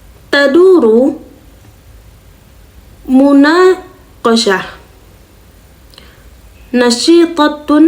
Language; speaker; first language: Arabic; non-native, learner; Indonesian